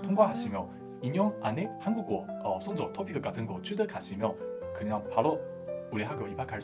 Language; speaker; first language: Korean; non-native, fluent; Chinese